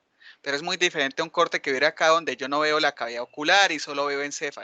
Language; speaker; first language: Spanish; native; Spanish